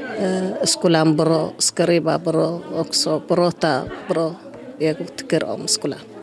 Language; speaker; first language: Swedish; non-native, learner; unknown